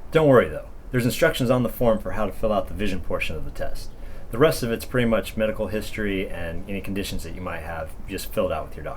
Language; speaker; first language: English; native; English